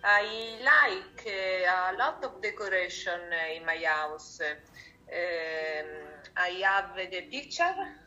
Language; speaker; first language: English; non-native, learner; Italian